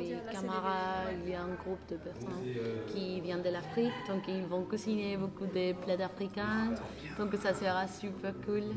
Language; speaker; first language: French; non-native, learner; Spanish